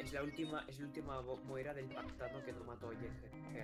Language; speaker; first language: Spanish; native; Spanish